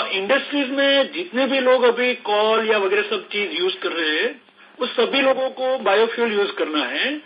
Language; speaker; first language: Hindi; non-native, local second language; Gujarati